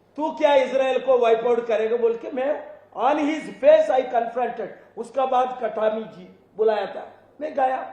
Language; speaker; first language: Hindi; non-native, local second language; Telugu